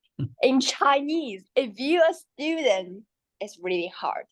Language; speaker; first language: English; non-native, learner; Chinese